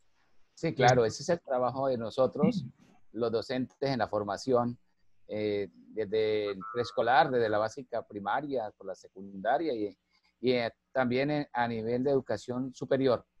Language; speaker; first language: Spanish; native; Spanish